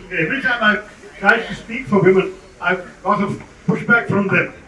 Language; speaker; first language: English; non-native, local second language; Malayalam